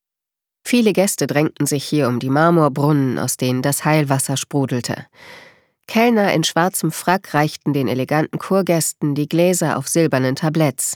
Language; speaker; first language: German; native; German